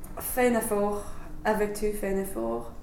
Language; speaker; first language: French; non-native, fluent; English